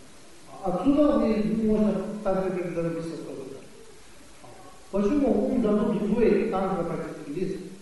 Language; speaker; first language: Russian; non-native, learner; Tibetan